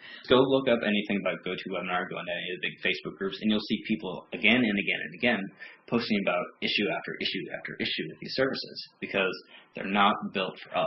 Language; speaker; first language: English; native; English